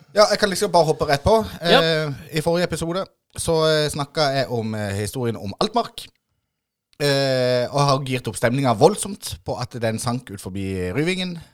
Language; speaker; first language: Norwegian; native; Norwegian